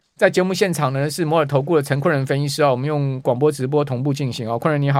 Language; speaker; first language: Chinese; native; Chinese